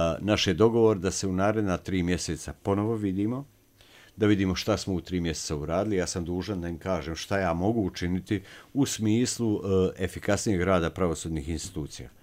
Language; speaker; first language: Serbian; native; Serbian